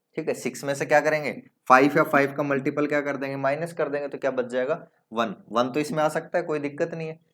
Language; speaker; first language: Hindi; native; Hindi